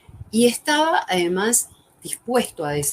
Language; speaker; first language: Spanish; native; Spanish